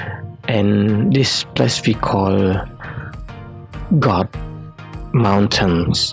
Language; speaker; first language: English; non-native, learner; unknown